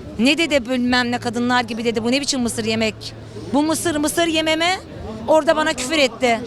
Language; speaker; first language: Turkish; non-native, fluent; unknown